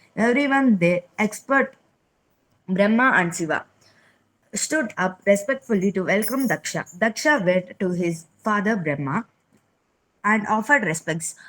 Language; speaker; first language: English; non-native, local second language; Telugu